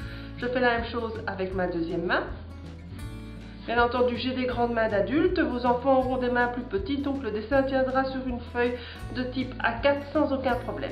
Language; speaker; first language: French; native; French